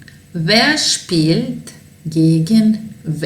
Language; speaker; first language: German; non-native, fluent; Serbian